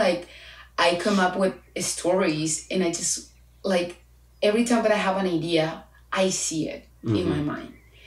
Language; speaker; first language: English; non-native, fluent; Spanish